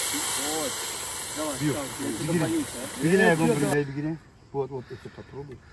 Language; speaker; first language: Russian; non-native, learner; Tajik